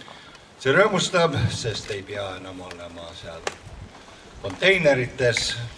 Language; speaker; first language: Estonian; early bilingual, heritage; Estonian